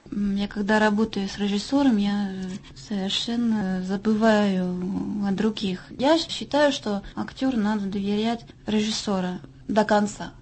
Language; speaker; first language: Russian; non-native, fluent; French